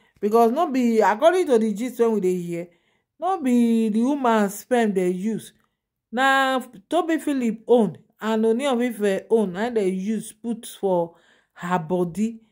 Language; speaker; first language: Nigerian Pidgin; non-native, local second language; Yoruba